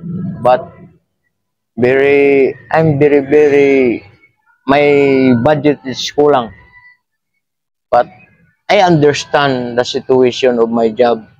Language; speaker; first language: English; non-native, learner; Filipino